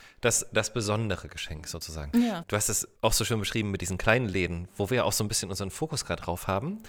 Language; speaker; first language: German; native; German